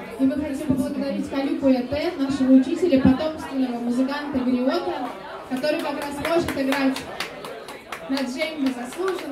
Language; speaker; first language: Russian; native; Russian